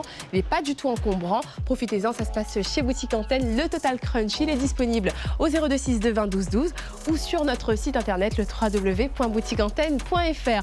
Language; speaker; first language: French; native; French